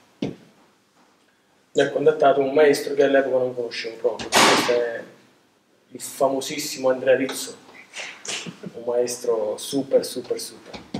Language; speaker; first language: Italian; native; Italian